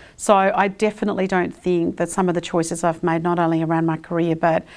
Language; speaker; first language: English; early bilingual, other home language; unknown